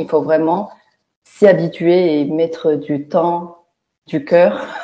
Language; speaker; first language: French; non-native, fluent; Chinese